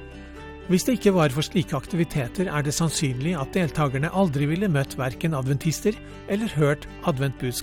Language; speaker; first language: Norwegian; native; Norwegian